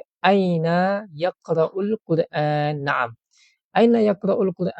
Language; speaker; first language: Arabic; non-native, fluent; Malay